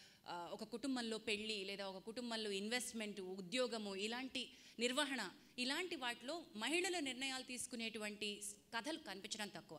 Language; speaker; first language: Telugu; native; Telugu